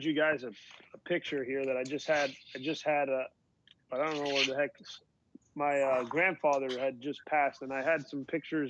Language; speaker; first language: English; native; English